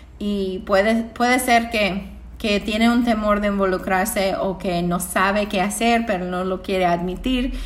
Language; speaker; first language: Spanish; non-native, fluent; English